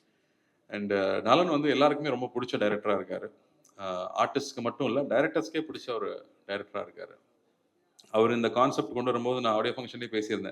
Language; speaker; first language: Tamil; native; Tamil